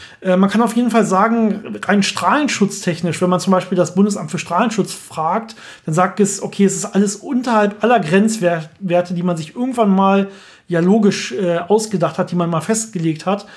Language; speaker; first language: German; native; German